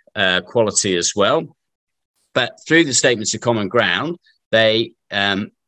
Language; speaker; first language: English; native; English